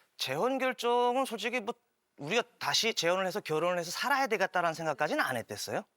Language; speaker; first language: Korean; native; Korean